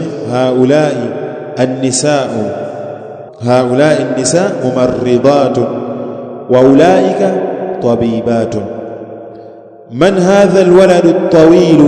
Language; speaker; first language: Arabic; non-native, fluent; Swahili